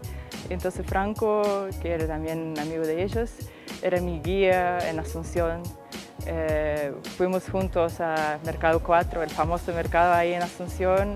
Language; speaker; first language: Spanish; non-native, fluent; Russian